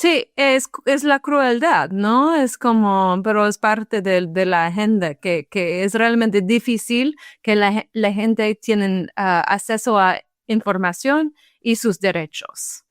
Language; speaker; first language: Spanish; non-native, fluent; English